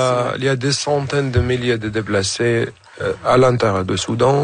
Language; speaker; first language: French; non-native, fluent; Arabic